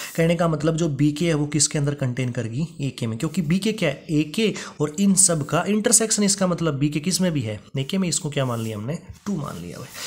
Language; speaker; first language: Hindi; native; Hindi